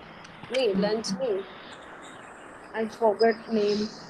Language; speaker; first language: English; non-native, learner; Hindi